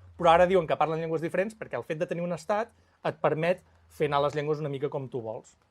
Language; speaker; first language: Catalan; native; Catalan